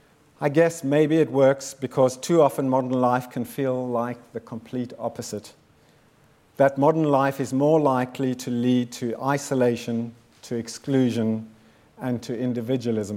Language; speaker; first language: English; native; English